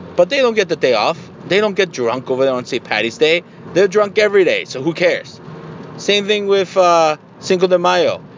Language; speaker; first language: English; early bilingual, other home language; Spanish